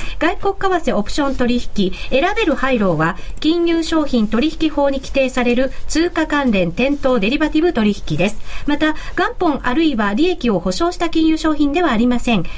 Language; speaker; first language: Japanese; native; Japanese